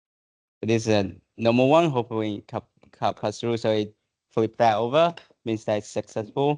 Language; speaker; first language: English; non-native, fluent; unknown